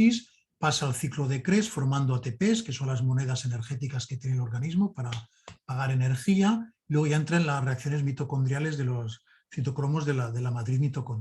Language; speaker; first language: Spanish; native; Spanish